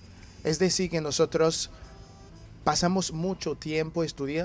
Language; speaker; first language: Spanish; non-native, fluent; Haitian Creole